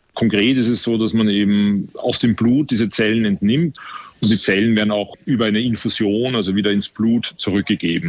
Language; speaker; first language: German; native; German